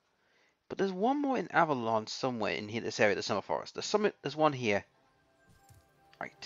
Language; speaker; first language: English; native; English